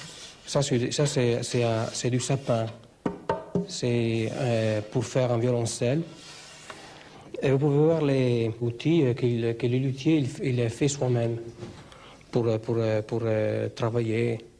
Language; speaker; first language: French; non-native, fluent; Italian